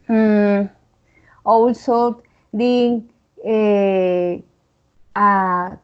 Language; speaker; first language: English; non-native, learner; Spanish